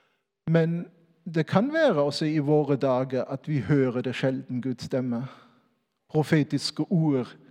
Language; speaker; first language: Norwegian; non-native, fluent; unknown